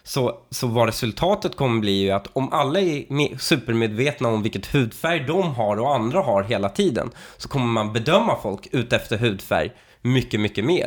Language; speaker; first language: Swedish; native; Swedish